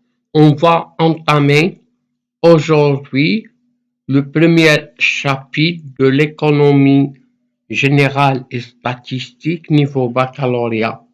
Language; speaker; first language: French; non-native, fluent; Arabic